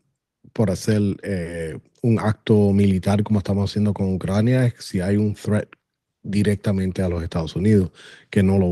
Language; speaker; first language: Spanish; early bilingual, other home language; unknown